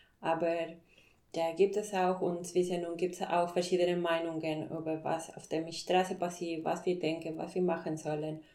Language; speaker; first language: German; non-native, fluent; Spanish